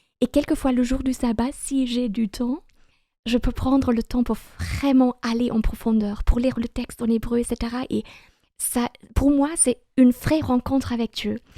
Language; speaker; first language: French; non-native, fluent; German